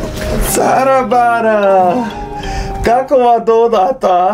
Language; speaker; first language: Japanese; non-native, learner; English